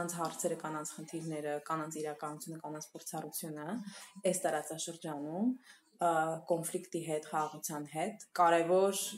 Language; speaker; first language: Armenian; early bilingual, heritage; Armenian